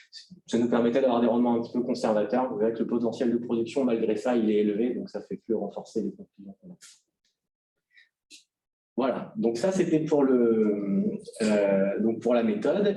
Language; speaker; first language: French; native; French